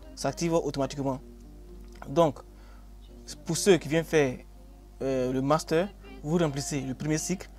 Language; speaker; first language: French; non-native, local second language; Akan